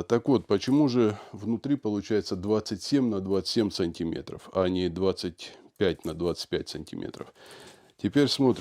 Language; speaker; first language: Russian; native; Russian